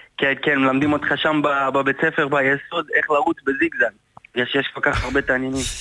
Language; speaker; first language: Hebrew; early bilingual, heritage; Hebrew